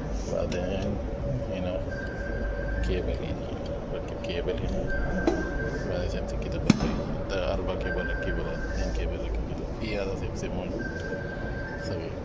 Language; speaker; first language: Arabic; non-native, learner; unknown